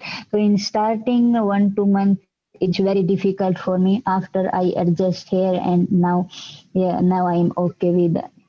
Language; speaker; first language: English; non-native, learner; Hindi